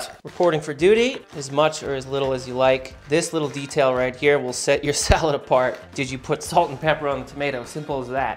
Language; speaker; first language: English; native; English